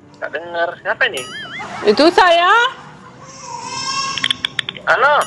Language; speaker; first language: Indonesian; non-native, learner; Russian